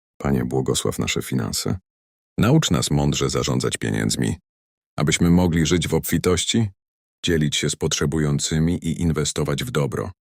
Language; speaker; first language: Polish; native; Polish